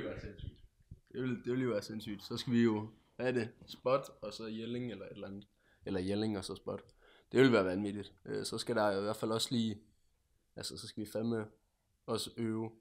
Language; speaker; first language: Danish; native; Danish